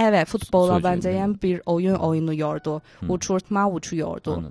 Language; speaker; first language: Turkish; non-native, fluent; Chinese